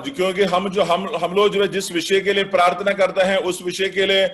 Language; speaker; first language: Hindi; non-native, local second language; Malayalam